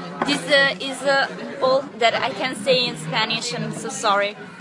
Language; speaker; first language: English; non-native, fluent; Italian